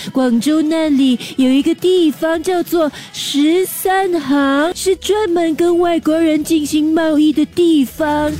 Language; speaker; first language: Chinese; native; Chinese